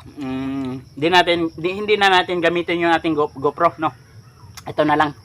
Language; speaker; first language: Filipino; non-native, local second language; Cebuano